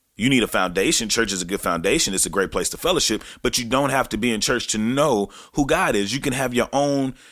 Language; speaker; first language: English; native; English